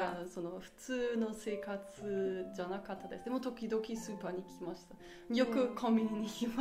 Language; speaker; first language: Japanese; non-native, learner; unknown